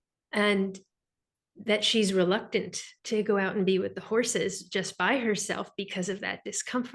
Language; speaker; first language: English; native; English